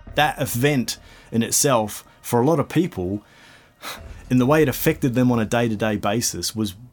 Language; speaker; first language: English; native; English